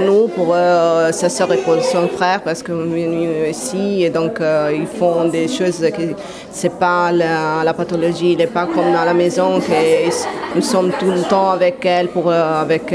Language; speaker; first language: French; non-native, learner; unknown